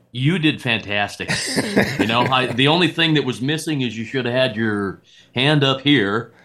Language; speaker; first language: English; native; English